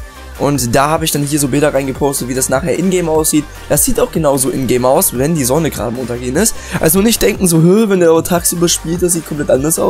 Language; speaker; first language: German; native; German